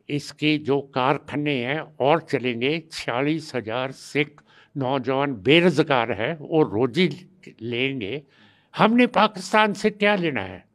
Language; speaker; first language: Hindi; non-native, local second language; Punjabi